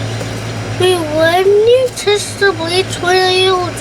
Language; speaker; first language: English; native; English